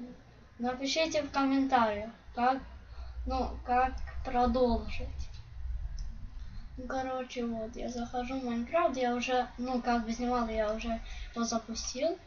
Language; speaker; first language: Russian; non-native, local second language; Ukrainian